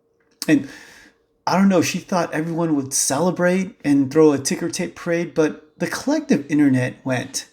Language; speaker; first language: English; native; English